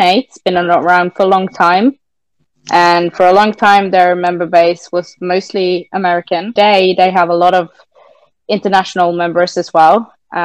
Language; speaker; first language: English; non-native, fluent; Norwegian